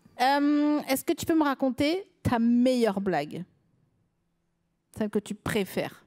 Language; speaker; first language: French; native; French